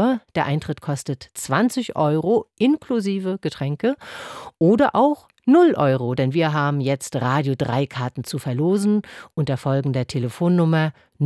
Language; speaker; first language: German; native; German